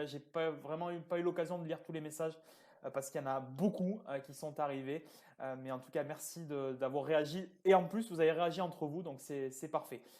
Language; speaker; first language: French; native; French